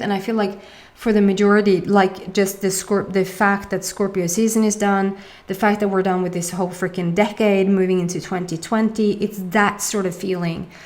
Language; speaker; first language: English; non-native, fluent; Swedish